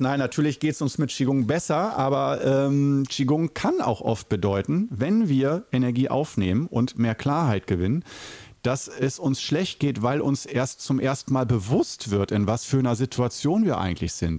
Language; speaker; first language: German; native; German